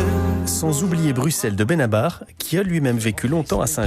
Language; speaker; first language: French; native; French